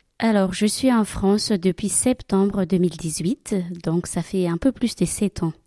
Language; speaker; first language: French; non-native, local second language; Malagasy